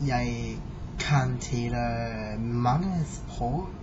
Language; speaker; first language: Danish; non-native, learner; English